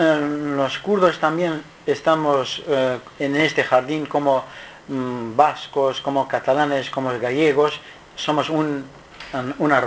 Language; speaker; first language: Spanish; non-native, learner; Kurdish